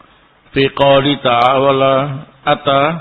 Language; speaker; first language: Arabic; non-native, fluent; Indonesian